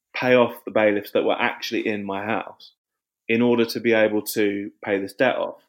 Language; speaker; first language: English; native; English